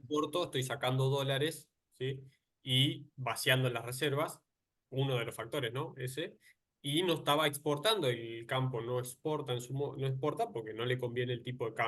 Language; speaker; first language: Spanish; native; Spanish